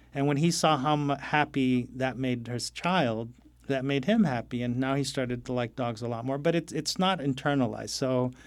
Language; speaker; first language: English; non-native, fluent; Arabic